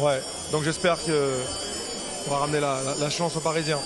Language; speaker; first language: French; native; French